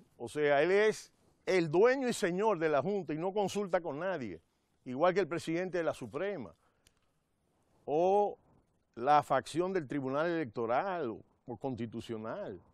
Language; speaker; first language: Spanish; native; Spanish